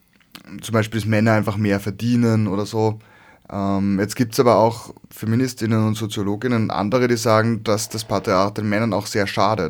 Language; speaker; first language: German; native; German